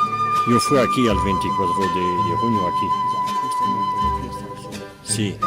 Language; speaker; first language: Spanish; non-native, learner; French